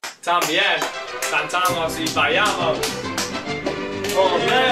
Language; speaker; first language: Spanish; non-native, learner; English